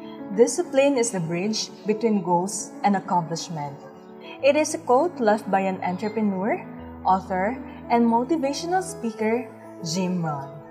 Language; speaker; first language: English; non-native, local second language; Filipino